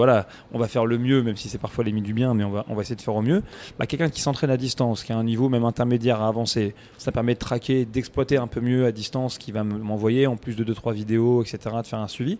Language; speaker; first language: French; native; French